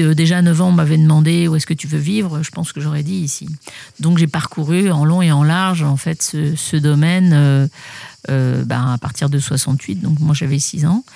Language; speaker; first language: French; native; French